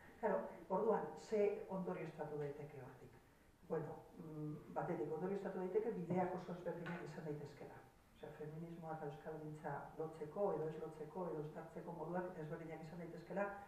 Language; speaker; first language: Basque; non-native, local second language; Spanish